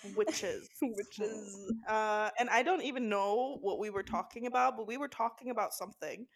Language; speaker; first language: English; non-native, fluent; Norwegian